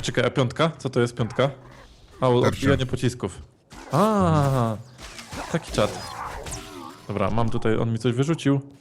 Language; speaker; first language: Polish; native; Polish